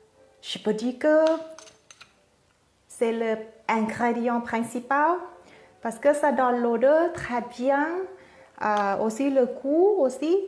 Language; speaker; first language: French; non-native, learner; Thai